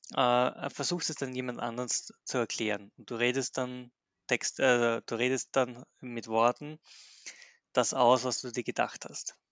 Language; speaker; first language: German; native; German